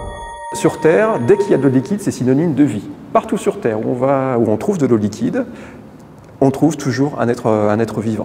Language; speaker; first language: French; native; French